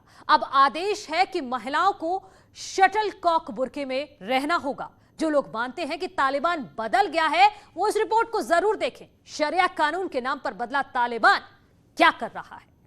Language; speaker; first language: Hindi; native; Hindi